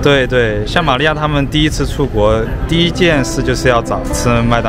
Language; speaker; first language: Chinese; native; Chinese